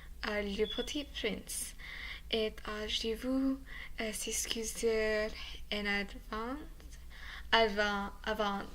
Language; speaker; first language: French; non-native, learner; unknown